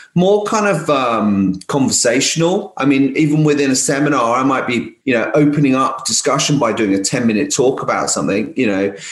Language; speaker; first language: English; native; English